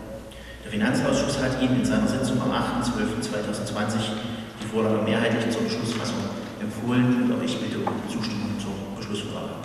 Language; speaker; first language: German; native; German